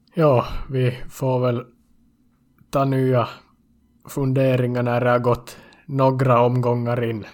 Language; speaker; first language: Swedish; native; Swedish